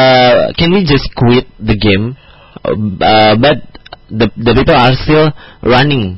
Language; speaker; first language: English; non-native, learner; Indonesian